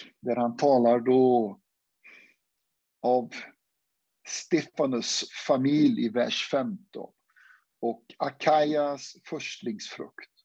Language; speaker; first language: Swedish; non-native, fluent; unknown